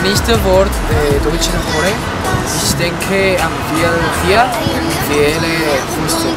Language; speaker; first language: German; non-native, learner; Spanish